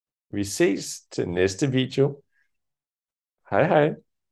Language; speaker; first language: Danish; non-native, fluent; French